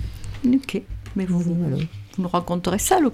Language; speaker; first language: French; native; French